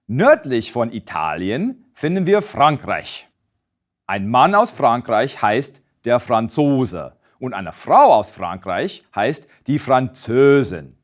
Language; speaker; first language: German; non-native, fluent; English